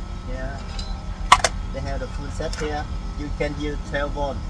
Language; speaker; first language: English; non-native, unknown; Vietnamese